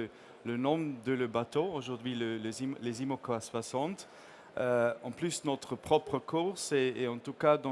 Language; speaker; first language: French; non-native, fluent; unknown